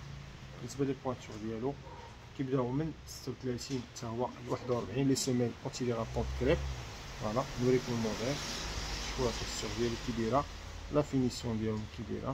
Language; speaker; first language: Arabic; native; Arabic